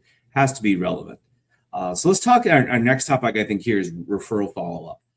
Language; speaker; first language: English; native; English